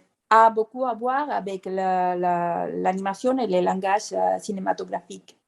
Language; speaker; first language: French; non-native, fluent; Spanish